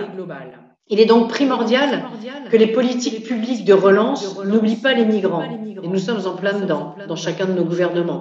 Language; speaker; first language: French; native; French